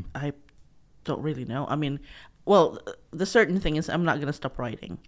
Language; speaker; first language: English; non-native, local second language; Cebuano